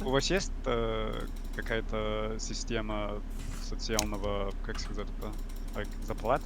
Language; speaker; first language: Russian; non-native, learner; English